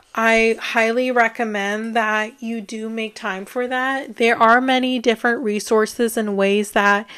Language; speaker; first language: English; native; English